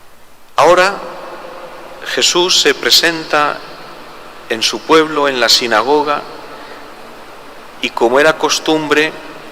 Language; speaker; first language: Spanish; native; Spanish